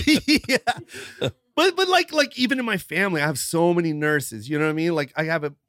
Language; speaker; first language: English; early bilingual, other home language; Filipino